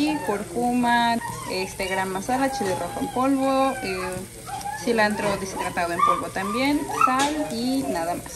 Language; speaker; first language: Spanish; native; Spanish